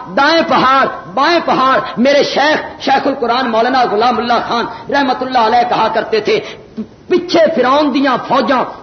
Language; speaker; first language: Urdu; non-native, local second language; Punjabi